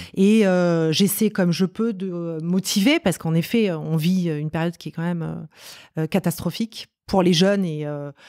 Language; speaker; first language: French; native; French